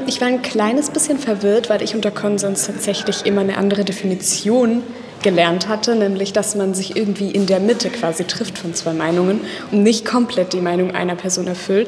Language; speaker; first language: German; native; German